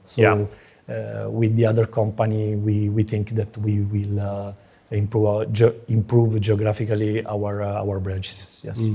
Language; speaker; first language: English; non-native, fluent; Italian